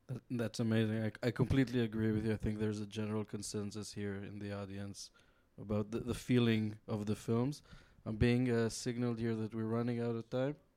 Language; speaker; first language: English; non-native, fluent; Hebrew